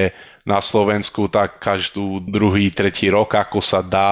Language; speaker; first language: Slovak; early bilingual, heritage; Slovak